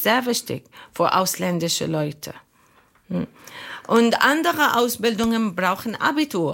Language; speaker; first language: German; non-native, learner; Arabic